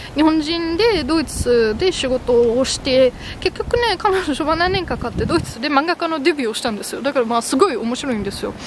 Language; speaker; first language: Japanese; non-native, fluent; German